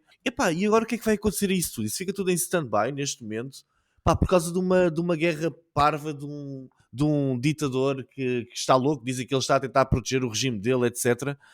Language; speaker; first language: Portuguese; native; Portuguese